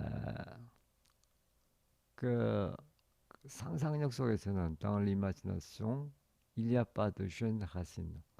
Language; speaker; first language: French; non-native, fluent; Korean